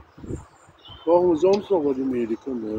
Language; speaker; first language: German; native; German